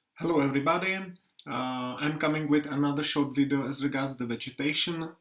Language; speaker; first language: English; non-native, fluent; Czech